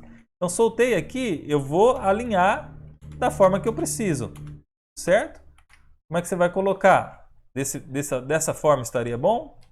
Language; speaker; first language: Portuguese; native; Portuguese